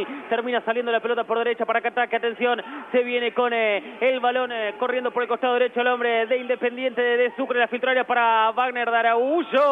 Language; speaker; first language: Spanish; native; Spanish